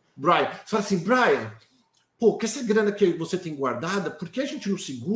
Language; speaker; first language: Portuguese; native; Portuguese